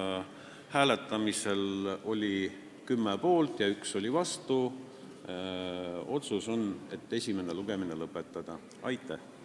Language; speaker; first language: Estonian; non-native, local second language; Russian